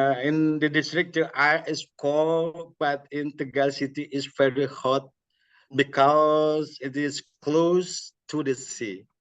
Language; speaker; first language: English; non-native, learner; Indonesian